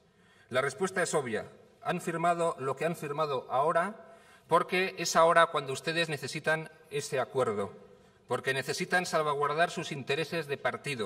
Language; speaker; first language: Spanish; native; Spanish